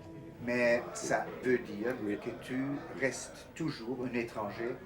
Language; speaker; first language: French; non-native, learner; Dutch